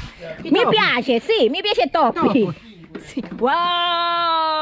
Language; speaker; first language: Italian; non-native, learner; Thai